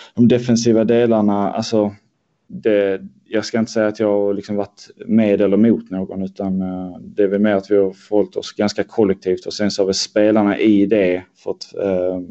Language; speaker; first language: Swedish; native; Swedish